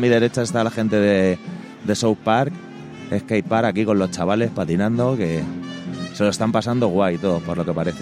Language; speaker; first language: Spanish; native; Spanish